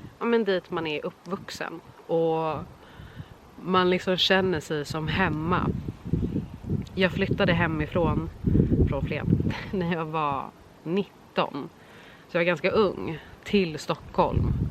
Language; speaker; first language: Swedish; native; Swedish